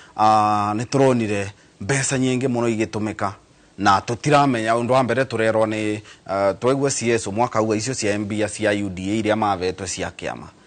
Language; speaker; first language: Kikuyu; non-native, local second language; Embu